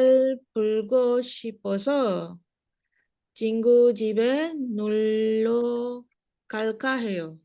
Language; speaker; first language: Korean; non-native, learner; Malay